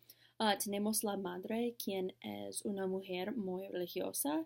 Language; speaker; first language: Spanish; non-native, learner; English